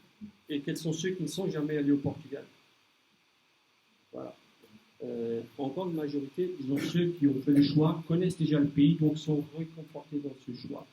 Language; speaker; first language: French; native; French